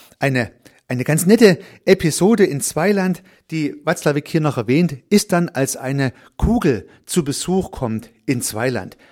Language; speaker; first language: German; native; German